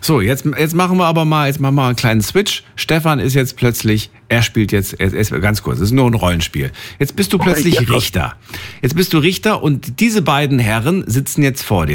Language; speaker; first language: German; native; German